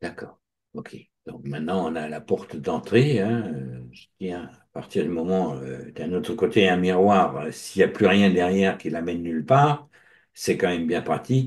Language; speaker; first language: French; native; French